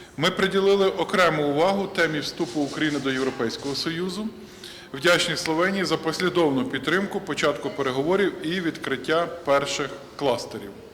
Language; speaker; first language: Ukrainian; native; Ukrainian